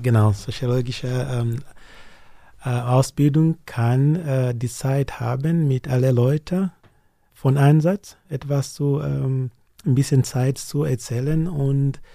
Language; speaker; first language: German; non-native, learner; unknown